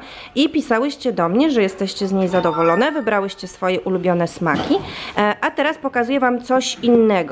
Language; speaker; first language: Polish; native; Polish